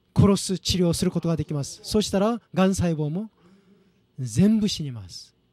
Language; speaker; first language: Japanese; non-native, fluent; Korean